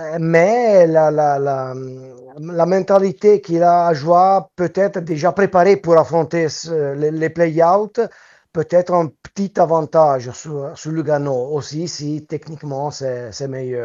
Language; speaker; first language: French; non-native, local second language; Italian